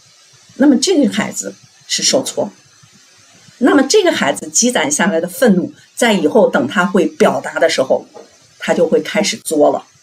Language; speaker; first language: Chinese; native; Chinese